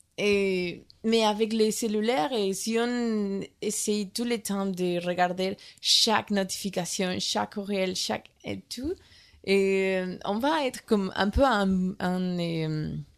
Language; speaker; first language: French; non-native, learner; Spanish